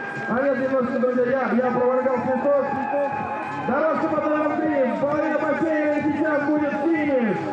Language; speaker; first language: Russian; native; Russian